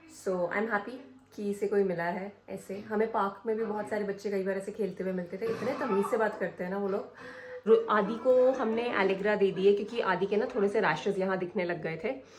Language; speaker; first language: Hindi; native; Hindi